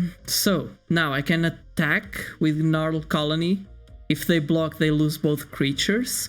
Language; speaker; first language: English; non-native, fluent; Portuguese